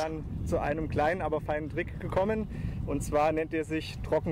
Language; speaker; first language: German; native; German